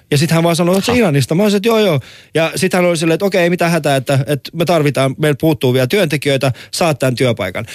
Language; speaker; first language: Finnish; early bilingual, other home language; Persian